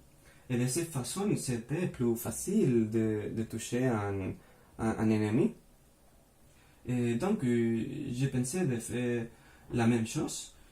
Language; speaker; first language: French; non-native, fluent; Spanish